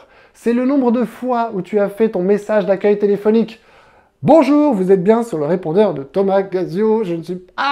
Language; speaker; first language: French; native; French